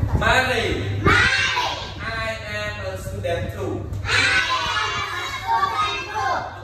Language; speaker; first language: English; non-native, learner; Khmer